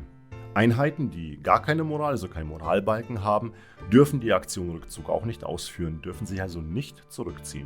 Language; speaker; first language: German; native; German